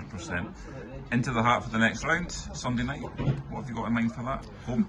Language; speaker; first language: English; native; English